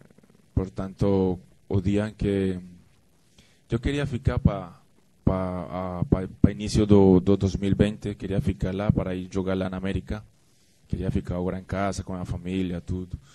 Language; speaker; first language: Portuguese; non-native, fluent; Spanish